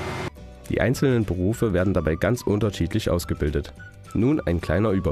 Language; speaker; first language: German; native; German